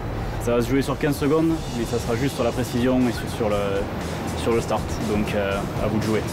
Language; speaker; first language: French; native; French